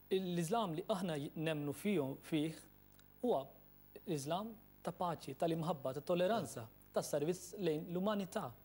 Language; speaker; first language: Maltese; non-native, fluent; Urdu